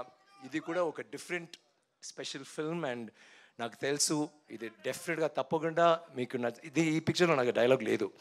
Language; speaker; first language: Telugu; non-native, learner; Tamil